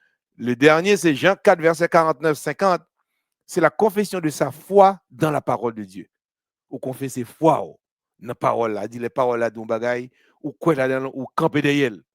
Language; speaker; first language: French; non-native, local second language; Haitian Creole